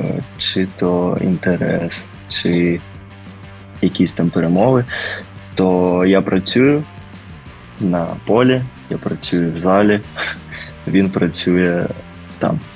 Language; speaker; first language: Ukrainian; early bilingual, heritage; Ukrainian